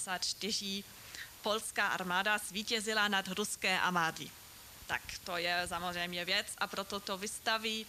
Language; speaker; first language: Czech; non-native, fluent; German